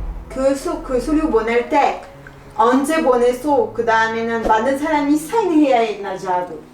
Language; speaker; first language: Korean; non-native, learner; French